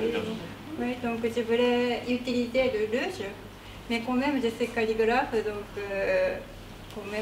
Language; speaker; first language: French; non-native, learner; Japanese